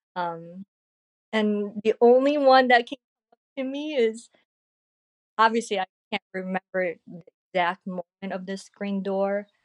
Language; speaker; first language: English; early bilingual, other home language; Korean